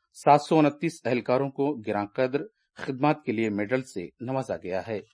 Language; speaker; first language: Urdu; native; Urdu